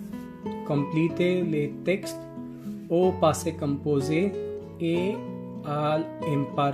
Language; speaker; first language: French; non-native, learner; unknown